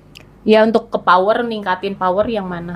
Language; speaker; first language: Indonesian; native; Indonesian